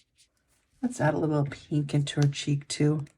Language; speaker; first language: English; native; English